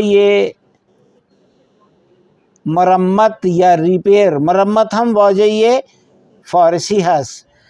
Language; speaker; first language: Persian; non-native, fluent; Urdu